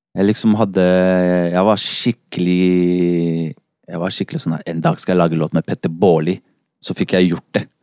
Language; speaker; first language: Norwegian; early bilingual, other home language; Spanish